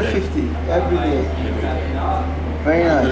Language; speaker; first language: English; non-native, learner; Persian